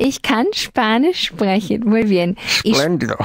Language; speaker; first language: German; non-native, fluent; Spanish